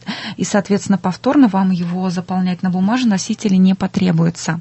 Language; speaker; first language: Russian; native; Russian